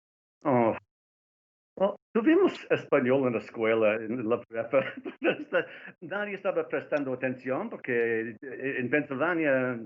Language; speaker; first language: Spanish; non-native, fluent; English